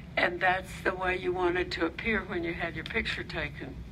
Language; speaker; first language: English; native; English